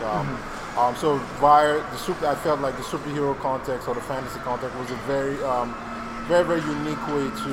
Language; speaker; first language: English; non-native, local second language; Yoruba